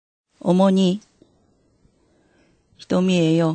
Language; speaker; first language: Korean; non-native, fluent; Japanese